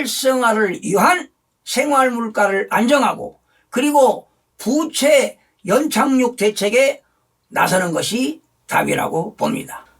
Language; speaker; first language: Korean; native; Korean